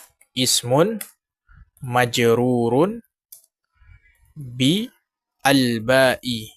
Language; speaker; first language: Arabic; non-native, fluent; Indonesian